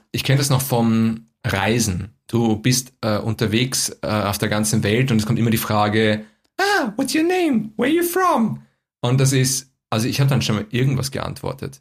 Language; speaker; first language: German; native; German